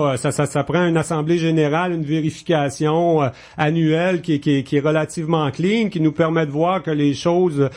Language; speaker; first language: French; native; French